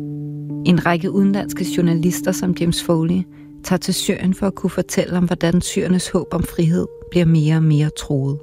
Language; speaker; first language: Danish; native; Danish